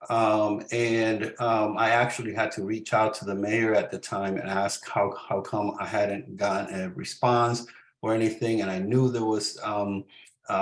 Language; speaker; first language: English; early bilingual, other home language; Spanish